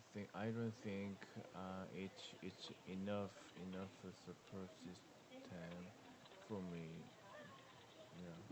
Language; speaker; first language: English; non-native, learner; Korean